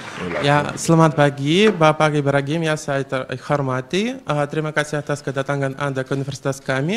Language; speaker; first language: Indonesian; non-native, fluent; Russian